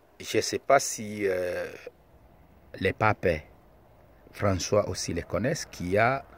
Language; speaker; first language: French; non-native, local second language; Lingala